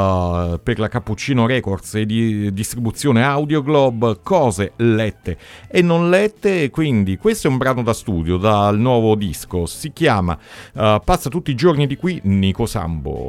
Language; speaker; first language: Italian; native; Italian